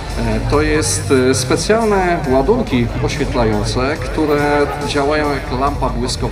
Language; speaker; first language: Polish; native; Polish